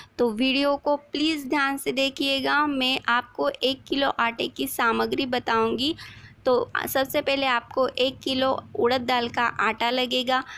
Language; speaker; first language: Hindi; non-native, local second language; Marathi